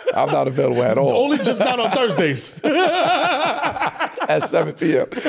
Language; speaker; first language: English; native; English